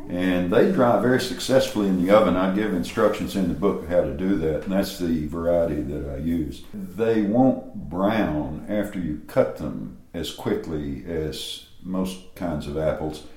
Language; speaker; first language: English; native; English